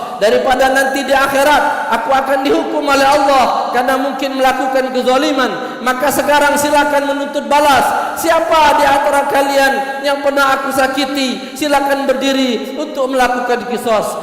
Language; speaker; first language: Indonesian; native; Indonesian